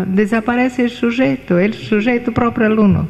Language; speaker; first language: Spanish; non-native, fluent; Portuguese